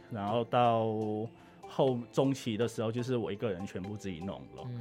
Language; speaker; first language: Chinese; non-native, fluent; Thai